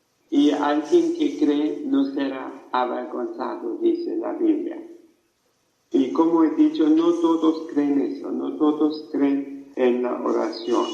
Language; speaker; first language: Spanish; non-native, fluent; German